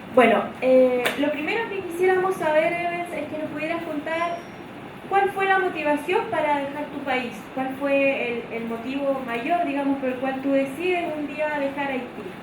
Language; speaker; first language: Spanish; native; Spanish